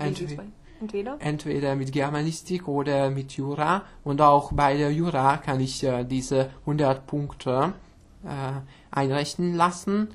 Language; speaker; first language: German; non-native, local second language; Hungarian